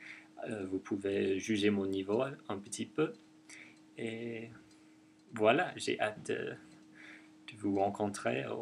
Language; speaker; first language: French; non-native, fluent; English